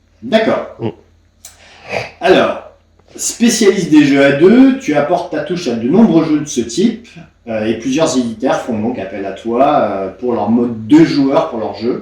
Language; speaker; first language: French; native; French